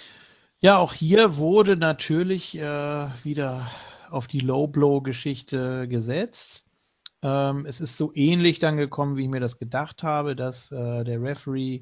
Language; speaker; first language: German; native; German